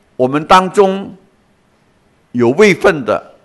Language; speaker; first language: Chinese; non-native, local second language; Cantonese